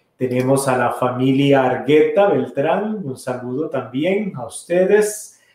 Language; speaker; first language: Spanish; native; Spanish